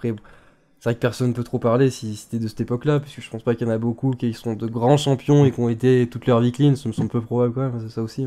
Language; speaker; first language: French; native; French